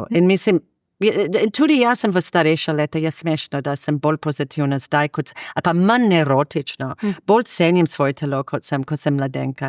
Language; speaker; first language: Slovenian; non-native, fluent; English